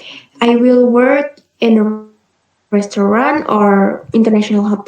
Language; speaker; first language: English; non-native, learner; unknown